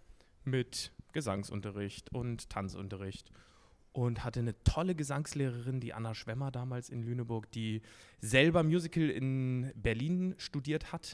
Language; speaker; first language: German; native; German